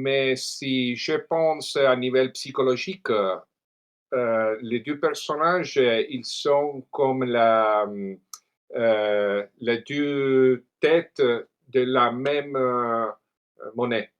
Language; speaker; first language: French; non-native, learner; Italian